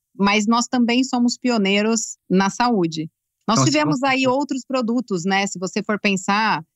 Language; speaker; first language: Portuguese; native; Portuguese